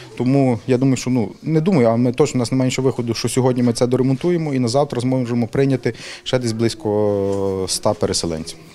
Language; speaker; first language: Ukrainian; native; Ukrainian